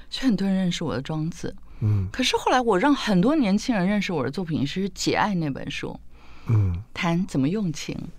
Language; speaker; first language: Chinese; native; Chinese